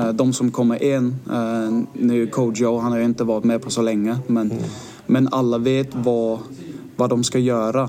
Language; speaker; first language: Swedish; non-native, fluent; Danish